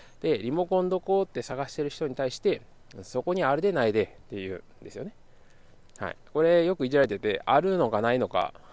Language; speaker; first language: Japanese; native; Japanese